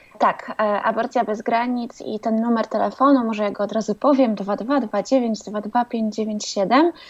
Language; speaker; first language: Polish; native; Polish